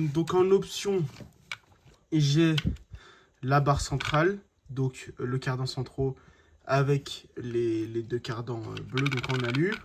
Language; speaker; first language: French; native; French